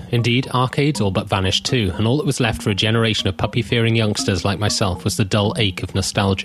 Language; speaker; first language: English; native; English